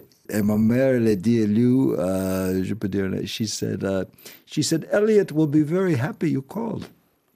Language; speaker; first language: French; non-native, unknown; English